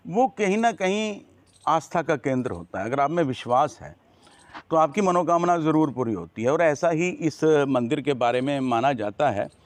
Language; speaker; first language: Hindi; native; Hindi